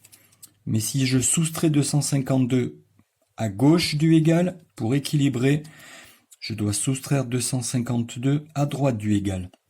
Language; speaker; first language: French; native; French